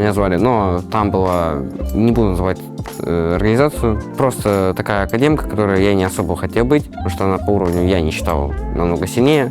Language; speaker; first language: Russian; native; Russian